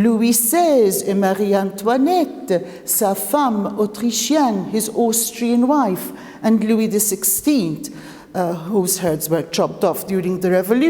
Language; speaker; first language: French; non-native, fluent; Maltese